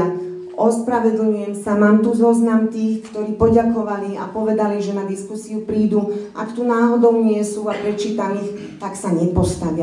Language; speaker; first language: Slovak; native; Slovak